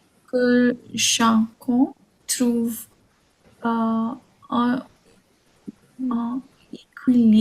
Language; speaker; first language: French; non-native, learner; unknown